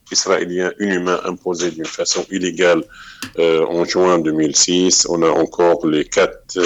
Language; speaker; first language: French; non-native, fluent; Arabic